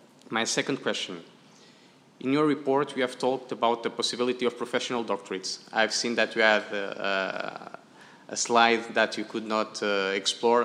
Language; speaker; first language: English; non-native, fluent; Portuguese